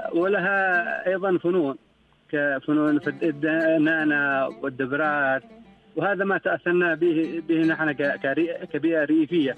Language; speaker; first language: Arabic; non-native, local second language; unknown